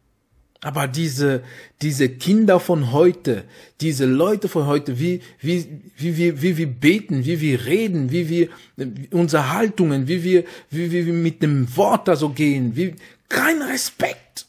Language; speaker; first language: German; non-native, fluent; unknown